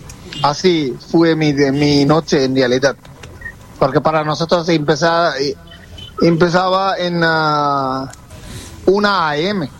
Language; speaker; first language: Spanish; non-native, fluent; Bangla